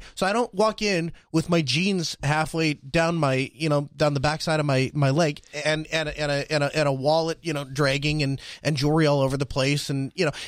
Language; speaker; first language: English; early bilingual, other home language; Hindi